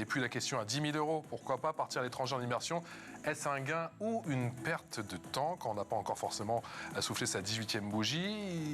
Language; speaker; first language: French; native; French